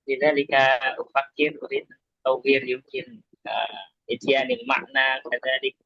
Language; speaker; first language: Arabic; non-native, learner; Indonesian